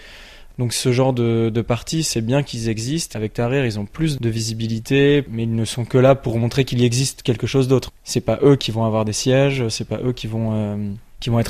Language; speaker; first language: French; native; French